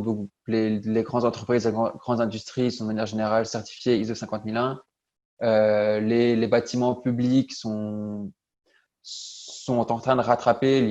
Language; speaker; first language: French; native; French